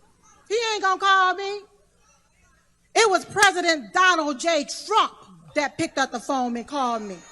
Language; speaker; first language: English; native; English